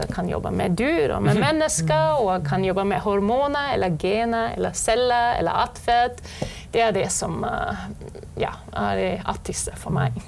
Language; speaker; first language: Norwegian; non-native, fluent; German